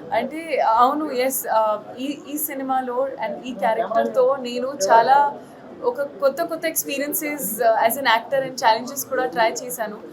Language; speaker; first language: Telugu; non-native, fluent; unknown